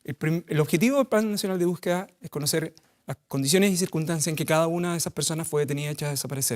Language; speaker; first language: Spanish; native; Spanish